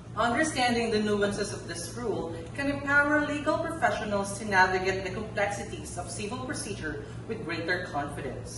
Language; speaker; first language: English; non-native, local second language; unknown